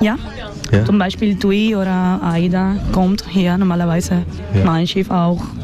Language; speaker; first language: German; non-native, learner; Spanish